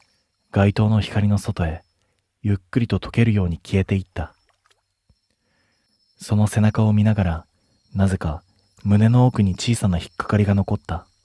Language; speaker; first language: Japanese; native; Japanese